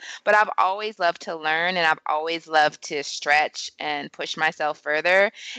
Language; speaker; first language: English; native; English